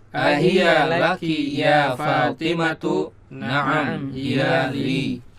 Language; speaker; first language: Arabic; non-native, learner; Indonesian